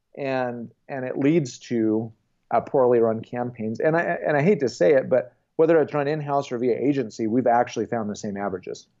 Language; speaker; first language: English; native; English